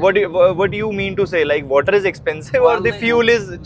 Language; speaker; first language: English; non-native, local second language; Hindi